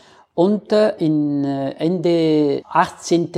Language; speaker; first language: German; non-native, learner; Spanish